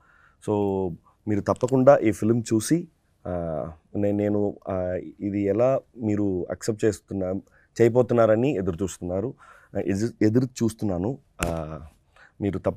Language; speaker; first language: Telugu; non-native, fluent; Tamil